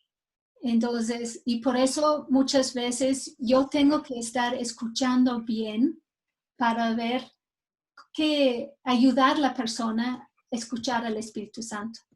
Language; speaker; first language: Spanish; non-native, fluent; English